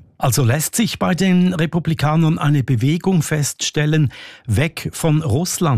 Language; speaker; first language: German; native; German